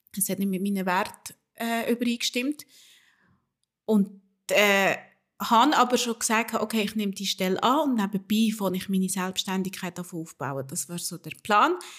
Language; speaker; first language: German; early bilingual, other home language; Spanish